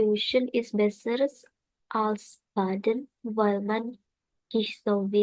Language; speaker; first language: German; non-native, learner; Indonesian